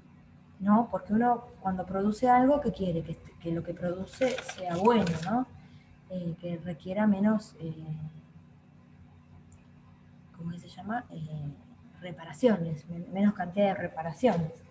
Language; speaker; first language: Spanish; native; Spanish